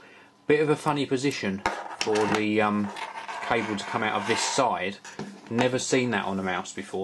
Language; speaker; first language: English; native; English